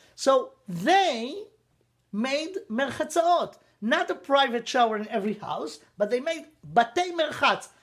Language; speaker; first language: English; non-native, fluent; Hebrew